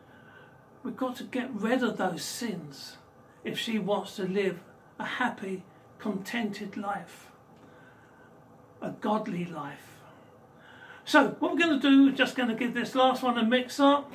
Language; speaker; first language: English; native; English